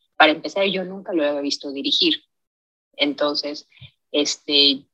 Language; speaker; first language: Spanish; native; Spanish